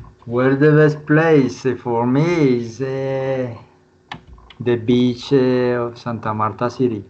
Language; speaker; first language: English; non-native, learner; Spanish